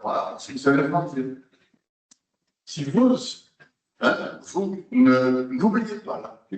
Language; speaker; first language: French; non-native, local second language; Dutch